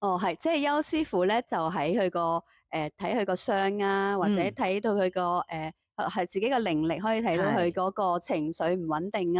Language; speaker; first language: Cantonese; native; Cantonese